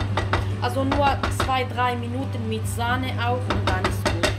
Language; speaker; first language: German; non-native, learner; Kurdish